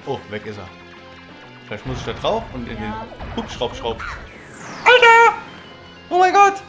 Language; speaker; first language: German; native; German